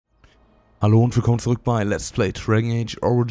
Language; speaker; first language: German; native; German